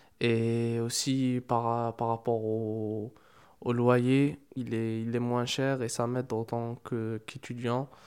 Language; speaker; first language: French; non-native, local second language; Arabic